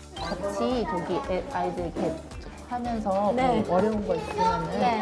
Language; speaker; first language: Korean; native; Korean